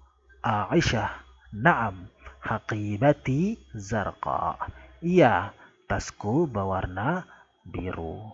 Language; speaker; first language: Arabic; non-native, fluent; Indonesian